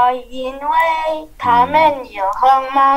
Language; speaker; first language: Chinese; non-native, learner; English